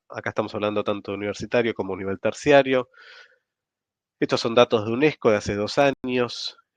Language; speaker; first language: Spanish; native; Spanish